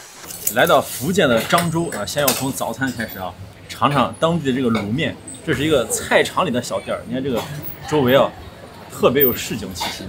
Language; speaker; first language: Chinese; native; Chinese